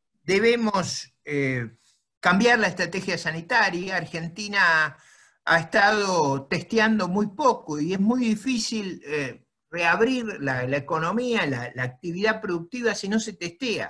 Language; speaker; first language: Spanish; native; Spanish